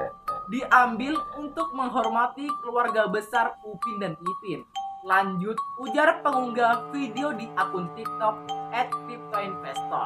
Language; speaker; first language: Indonesian; native; Indonesian